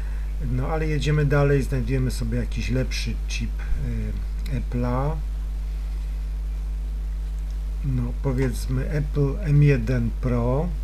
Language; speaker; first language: Polish; native; Polish